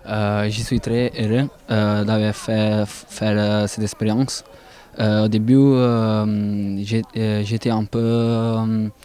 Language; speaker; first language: French; non-native, learner; Italian